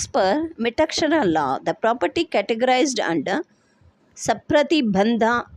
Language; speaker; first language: English; non-native, local second language; Tamil